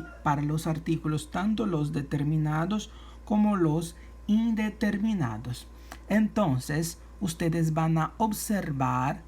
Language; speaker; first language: Spanish; non-native, fluent; Portuguese